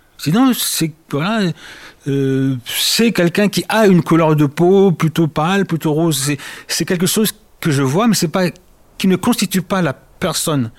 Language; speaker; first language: French; early bilingual, other home language; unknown